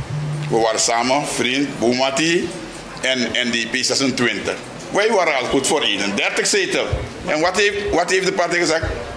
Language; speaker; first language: Dutch; non-native, local second language; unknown